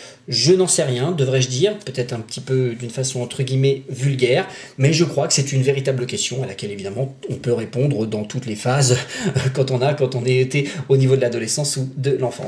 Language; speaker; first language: French; native; French